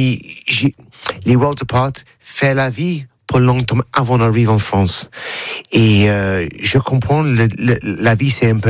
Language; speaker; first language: French; non-native, learner; English